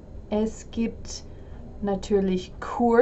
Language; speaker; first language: German; non-native, fluent; English